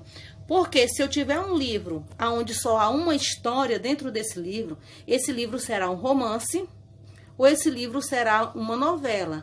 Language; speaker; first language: Portuguese; native; Portuguese